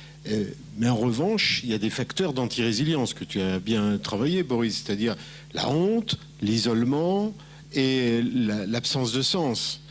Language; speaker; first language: French; native; French